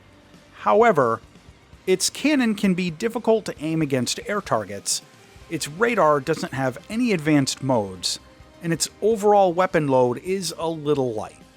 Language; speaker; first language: English; native; English